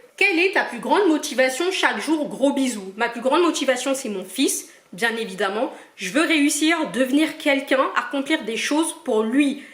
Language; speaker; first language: French; early bilingual, other home language; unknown